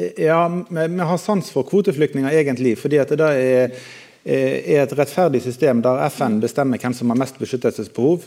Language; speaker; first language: Norwegian; native; Norwegian